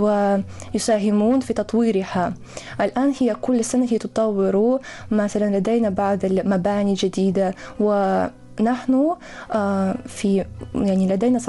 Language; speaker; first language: Arabic; non-native, fluent; Russian